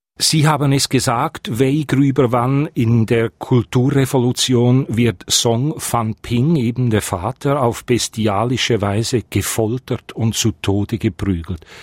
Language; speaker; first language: German; native; German